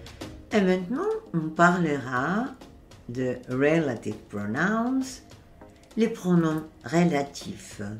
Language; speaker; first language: French; non-native, fluent; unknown